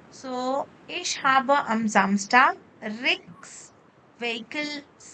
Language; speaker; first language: German; non-native, learner; Tamil